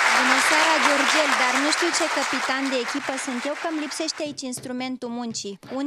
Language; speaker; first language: Romanian; native; Romanian